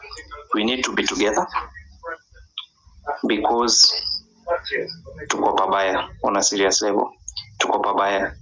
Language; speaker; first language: English; non-native, local second language; Swahili